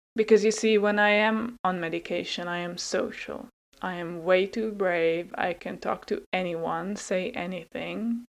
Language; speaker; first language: English; non-native, fluent; Hungarian